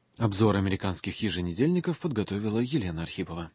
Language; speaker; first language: Russian; native; Russian